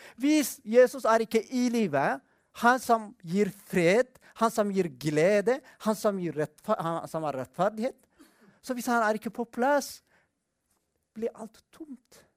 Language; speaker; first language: Norwegian; non-native, fluent; Amharic